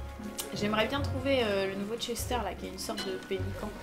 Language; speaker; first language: French; native; French